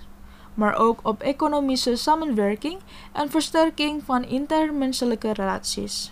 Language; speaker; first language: Dutch; non-native, fluent; Indonesian